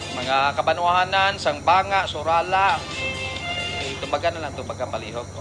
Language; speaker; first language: Filipino; non-native, local second language; Hiligaynon